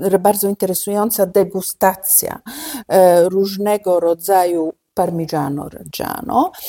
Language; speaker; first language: Polish; non-native, fluent; Italian